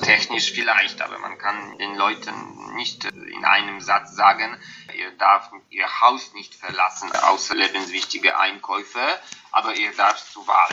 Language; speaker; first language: German; non-native, fluent; Polish